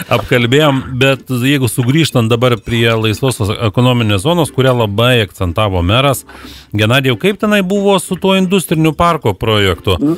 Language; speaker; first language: Lithuanian; native; Lithuanian